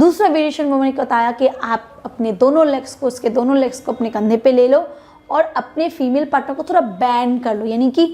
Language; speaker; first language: Hindi; native; Hindi